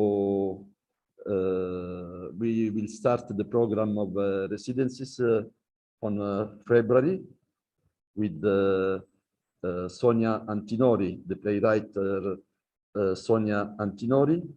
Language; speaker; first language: English; non-native, learner; Italian